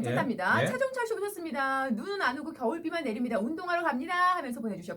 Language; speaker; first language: Korean; native; Korean